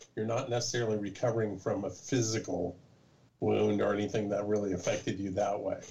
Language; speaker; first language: English; native; English